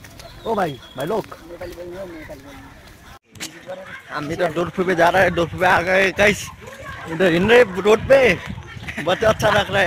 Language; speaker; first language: Hindi; non-native, learner; Nepali